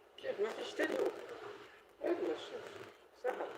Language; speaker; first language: Arabic; non-native, learner; Malayalam